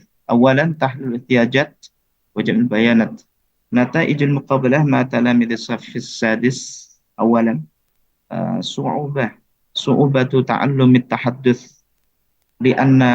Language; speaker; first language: Arabic; non-native, fluent; Indonesian